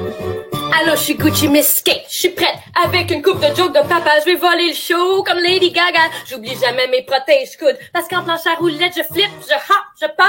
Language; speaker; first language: French; native; French